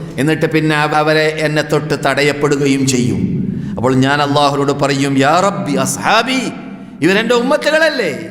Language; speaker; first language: Malayalam; native; Malayalam